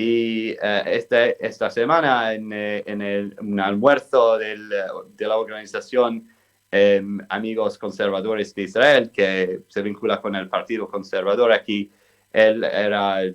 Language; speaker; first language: Spanish; non-native, fluent; English